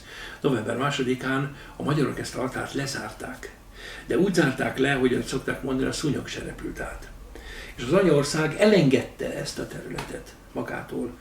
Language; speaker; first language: Hungarian; native; Hungarian